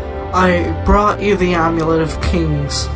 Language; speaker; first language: English; native; English